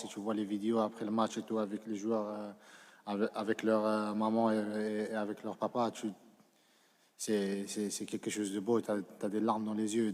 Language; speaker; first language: French; early bilingual, other home language; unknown